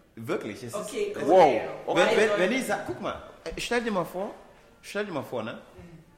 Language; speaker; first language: German; non-native, fluent; Ewe